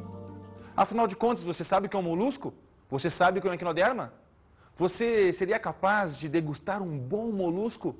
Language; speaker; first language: Portuguese; native; Portuguese